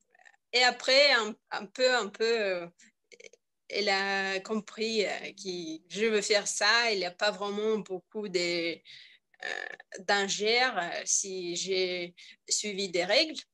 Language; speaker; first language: French; non-native, learner; Russian